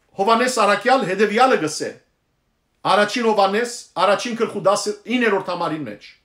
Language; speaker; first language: Armenian; early bilingual, heritage; Armenian